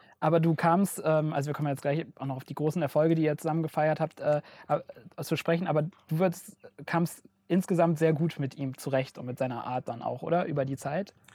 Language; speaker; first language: German; native; German